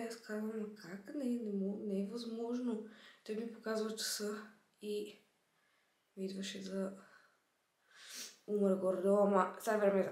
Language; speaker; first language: Bulgarian; native; Bulgarian